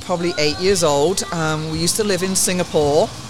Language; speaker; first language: English; native; English